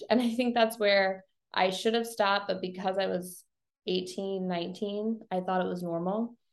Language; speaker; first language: English; native; English